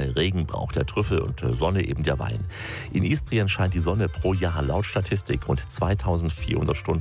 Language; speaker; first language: German; native; German